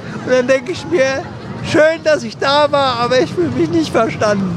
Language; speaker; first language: German; native; German